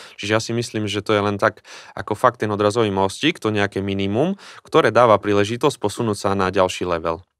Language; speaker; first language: Slovak; native; Slovak